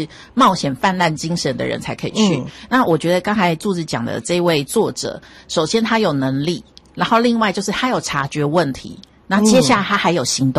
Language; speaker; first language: Chinese; native; Chinese